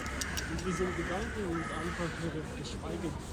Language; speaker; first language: German; non-native, learner; Ukrainian